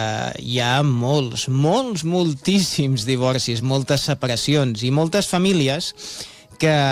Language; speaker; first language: Catalan; native; Catalan